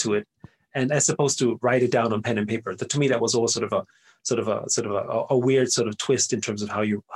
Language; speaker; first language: English; non-native, fluent; German